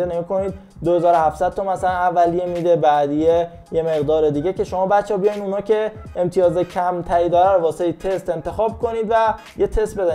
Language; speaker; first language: Persian; native; Persian